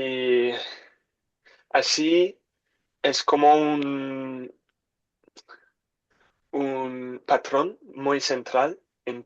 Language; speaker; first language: Spanish; non-native, learner; English